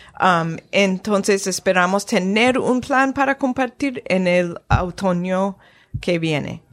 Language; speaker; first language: Spanish; non-native, fluent; English